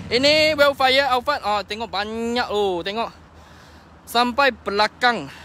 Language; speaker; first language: Malay; non-native, local second language; Chinese